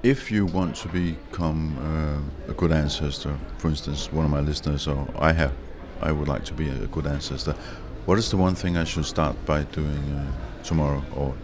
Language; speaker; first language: English; non-native, fluent; Danish